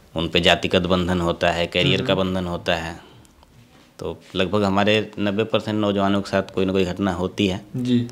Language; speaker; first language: Hindi; native; Hindi